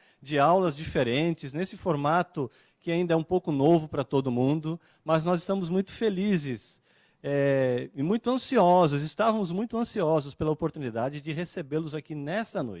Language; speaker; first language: Portuguese; native; Portuguese